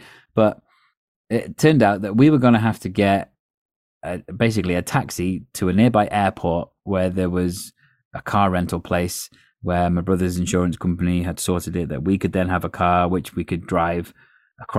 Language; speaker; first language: English; native; English